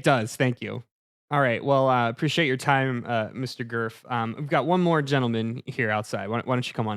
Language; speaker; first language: English; native; English